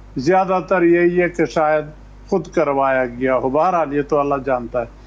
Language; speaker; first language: Urdu; non-native, local second language; Pashto